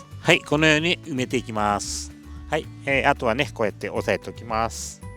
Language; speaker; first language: Japanese; native; Japanese